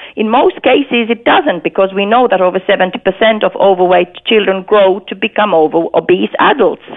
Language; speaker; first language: English; non-native, fluent; Finnish